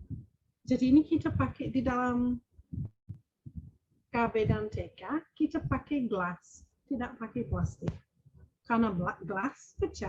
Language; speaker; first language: Indonesian; non-native, fluent; English